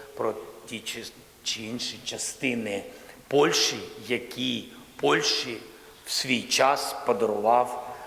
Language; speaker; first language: Ukrainian; non-native, local second language; Russian